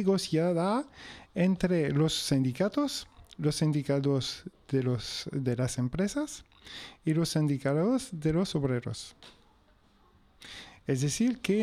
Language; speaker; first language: Spanish; non-native, fluent; French